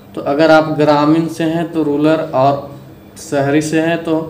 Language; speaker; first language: Hindi; native; Hindi